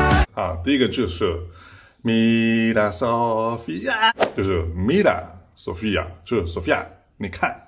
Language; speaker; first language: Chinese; non-native, fluent; Spanish